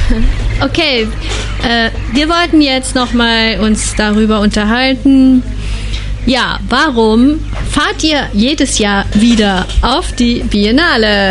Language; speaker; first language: German; native; German